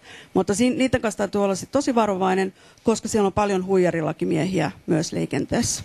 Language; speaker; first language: Finnish; native; Finnish